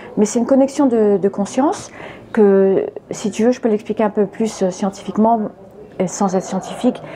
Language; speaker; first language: French; early bilingual, other home language; English